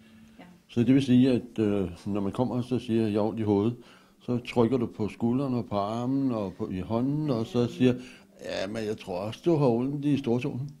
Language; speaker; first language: Danish; native; Danish